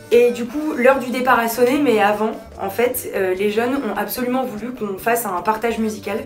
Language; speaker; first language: French; native; French